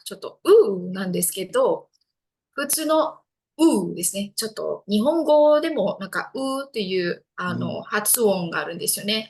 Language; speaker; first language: Japanese; non-native, fluent; Indonesian